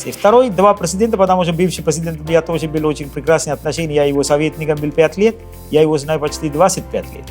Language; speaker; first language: Russian; non-native, fluent; Sinhala